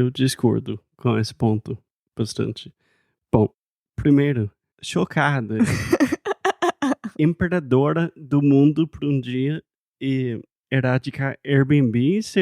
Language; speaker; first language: Portuguese; non-native, fluent; English